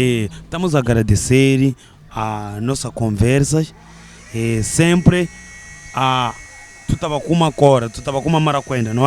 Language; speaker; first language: Portuguese; non-native, learner; Kinyarwanda